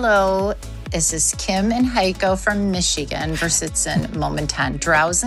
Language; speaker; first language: German; non-native, learner; English